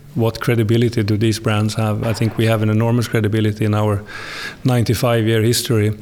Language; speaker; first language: English; non-native, fluent; Swedish